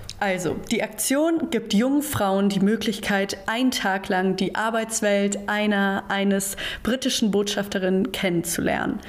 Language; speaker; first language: German; native; German